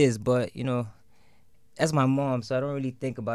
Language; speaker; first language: English; non-native, local second language; Yoruba